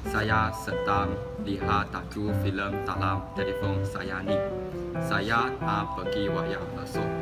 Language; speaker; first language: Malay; non-native, learner; Chinese